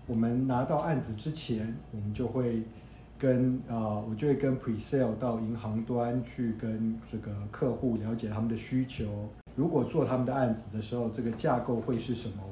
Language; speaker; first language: Chinese; native; Chinese